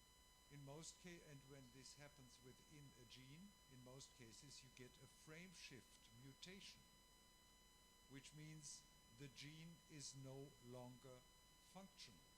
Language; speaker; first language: English; non-native, fluent; German